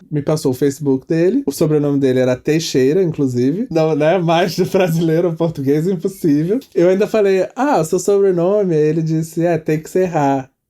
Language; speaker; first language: Portuguese; native; Portuguese